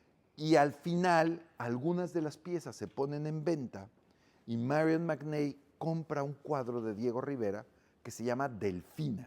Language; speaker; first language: Spanish; native; Spanish